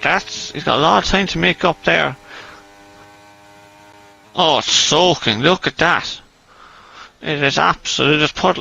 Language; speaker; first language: English; native; English